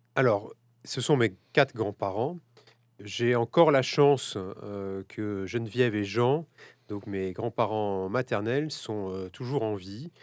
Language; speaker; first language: French; native; French